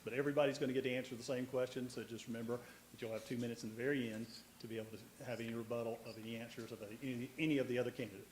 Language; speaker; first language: English; native; English